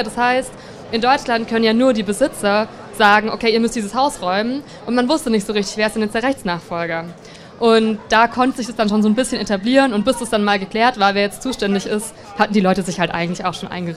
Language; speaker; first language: German; native; German